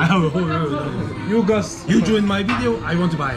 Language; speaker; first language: English; non-native, learner; Korean